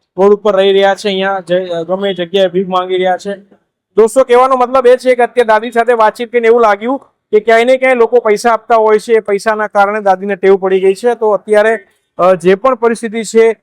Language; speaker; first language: Gujarati; native; Gujarati